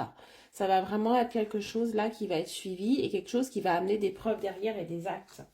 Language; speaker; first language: French; native; French